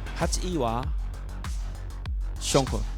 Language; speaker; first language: Japanese; non-native, learner; Korean